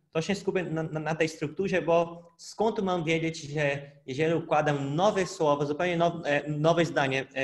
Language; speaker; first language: Polish; non-native, fluent; Portuguese